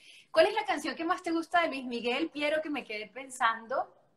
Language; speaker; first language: Spanish; native; Spanish